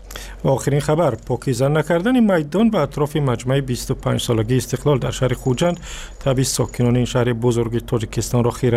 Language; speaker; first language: Persian; native; Persian